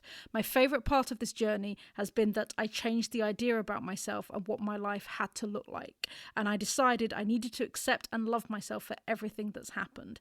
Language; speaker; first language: English; native; English